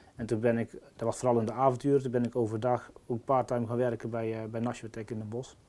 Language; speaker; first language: Dutch; native; Dutch